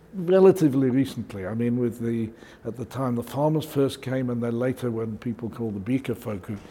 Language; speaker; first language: English; native; English